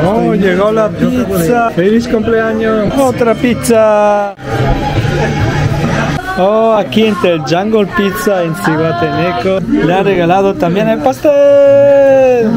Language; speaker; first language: Spanish; non-native, learner; Italian